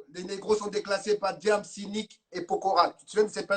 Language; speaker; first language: French; native; French